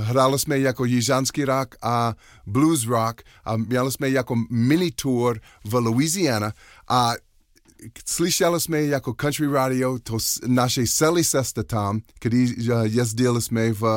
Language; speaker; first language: Czech; non-native, learner; English